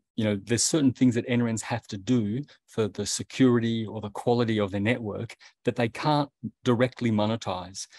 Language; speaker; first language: English; native; English